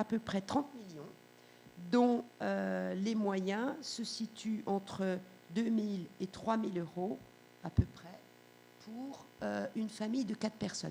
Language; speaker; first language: French; native; French